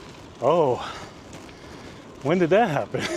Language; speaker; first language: English; native; English